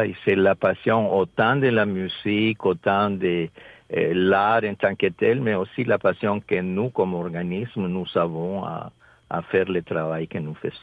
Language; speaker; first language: French; non-native, fluent; Spanish